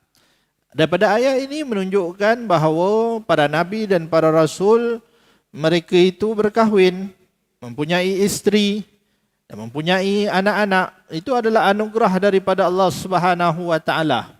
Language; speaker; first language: Malay; native; Malay